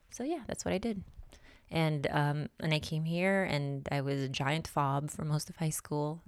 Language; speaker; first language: English; non-native, local second language; Filipino